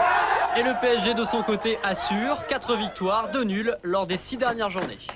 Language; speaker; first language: French; native; French